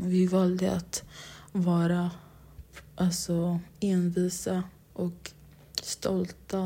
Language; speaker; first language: Swedish; non-native, local second language; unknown